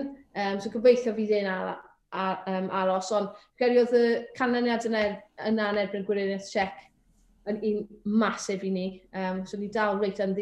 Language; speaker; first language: Welsh; native; Welsh